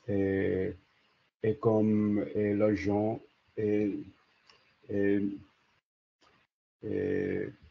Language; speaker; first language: French; non-native, learner; English